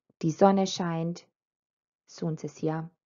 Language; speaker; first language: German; non-native, fluent; Croatian